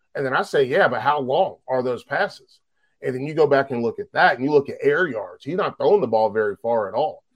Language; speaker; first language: English; native; English